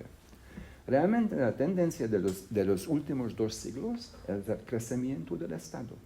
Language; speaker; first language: Spanish; non-native, fluent; Hungarian